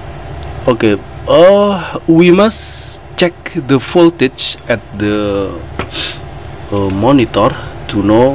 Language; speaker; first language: English; non-native, learner; Indonesian